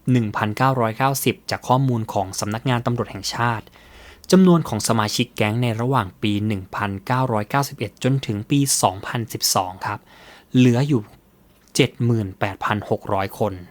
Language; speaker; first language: Thai; native; Thai